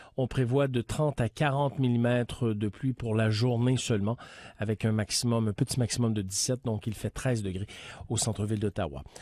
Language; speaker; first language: French; native; French